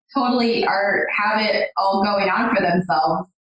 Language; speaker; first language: English; native; English